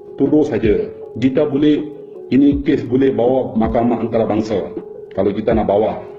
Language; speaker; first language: Malay; non-native, fluent; Bangla